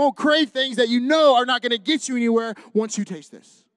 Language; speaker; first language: English; native; English